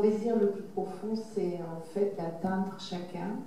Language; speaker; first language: French; early bilingual, other home language; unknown